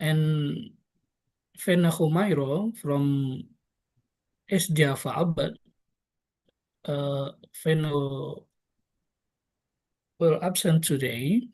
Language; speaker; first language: English; non-native, local second language; Indonesian